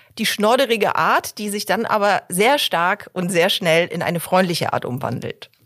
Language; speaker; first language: German; early bilingual, other home language; Polish